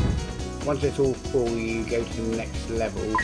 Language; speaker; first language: English; native; English